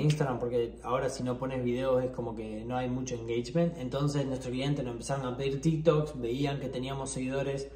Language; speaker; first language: Spanish; native; Spanish